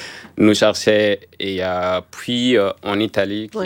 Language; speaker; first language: French; non-native, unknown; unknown